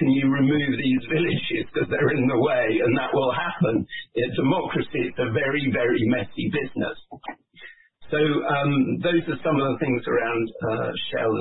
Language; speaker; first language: English; native; English